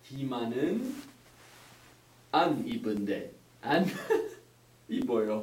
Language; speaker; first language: Korean; non-native, learner; English